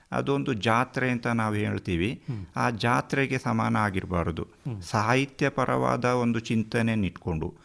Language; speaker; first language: Kannada; non-native, local second language; Kodava